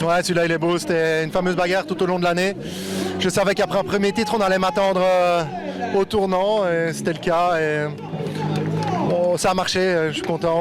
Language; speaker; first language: French; native; French